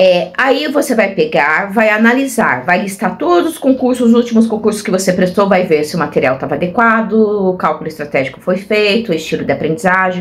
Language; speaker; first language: Portuguese; native; Portuguese